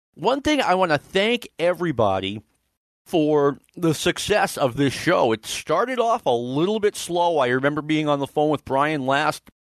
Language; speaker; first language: English; native; English